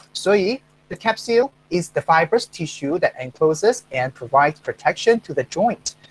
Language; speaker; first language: English; non-native, local second language; Chinese